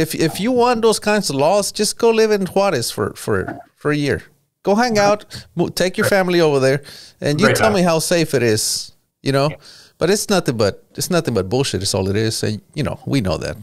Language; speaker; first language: English; early bilingual, other home language; Spanish